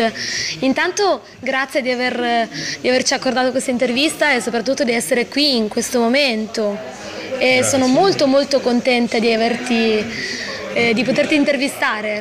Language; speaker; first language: Italian; native; Italian